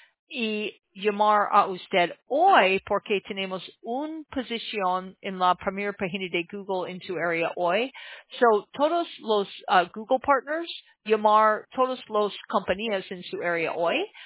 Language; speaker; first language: Spanish; non-native, learner; English